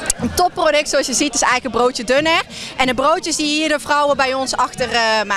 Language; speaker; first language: Dutch; native; Dutch